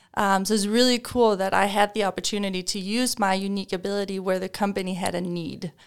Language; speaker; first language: English; non-native, fluent; Danish